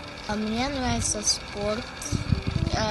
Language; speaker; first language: Russian; non-native, local second language; Kazakh